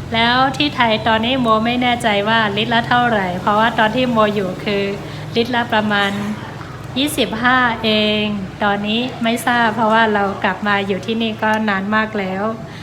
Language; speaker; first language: Thai; non-native, fluent; Shan